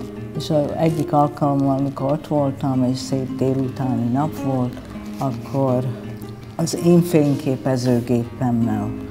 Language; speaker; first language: Hungarian; early bilingual, heritage; Hungarian